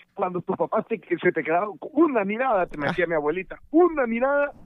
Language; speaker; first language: Spanish; native; Spanish